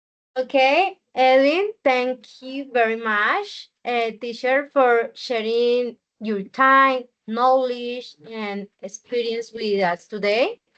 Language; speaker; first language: English; non-native, learner; Spanish